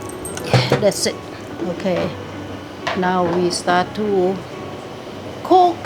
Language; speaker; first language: English; non-native, learner; Thai